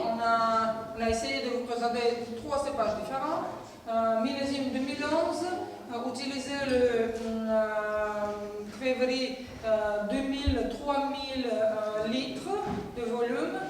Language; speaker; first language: French; non-native, fluent; Georgian